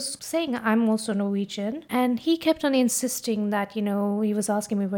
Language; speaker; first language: English; non-native, fluent; Norwegian